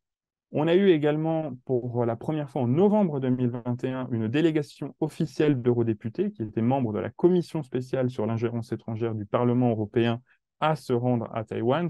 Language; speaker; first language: French; native; French